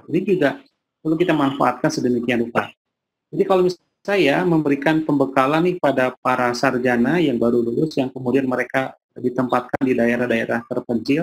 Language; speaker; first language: Indonesian; native; Indonesian